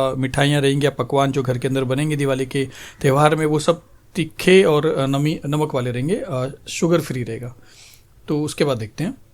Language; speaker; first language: Hindi; non-native, local second language; Marathi